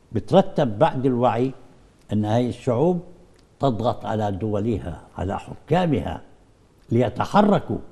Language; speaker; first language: Arabic; native; Arabic